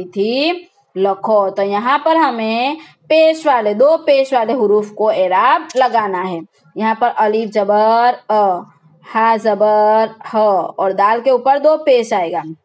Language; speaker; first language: Hindi; non-native, local second language; Gujarati